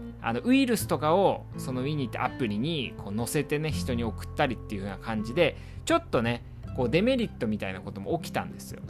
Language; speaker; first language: Japanese; native; Japanese